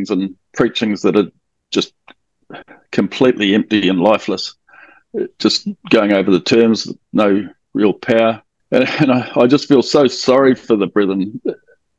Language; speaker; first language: English; native; English